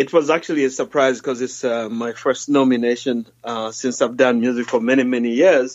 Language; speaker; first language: English; non-native, local second language; Ganda